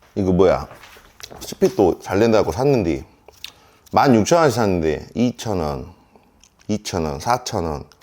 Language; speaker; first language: Korean; native; Korean